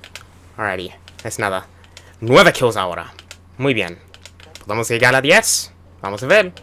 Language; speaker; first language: Spanish; early bilingual, heritage; Spanish